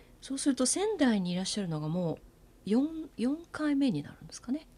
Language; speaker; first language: Japanese; native; Japanese